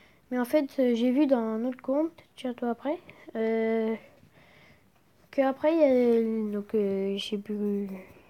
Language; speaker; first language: French; native; French